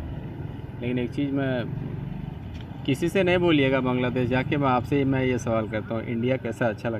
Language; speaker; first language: Hindi; native; Hindi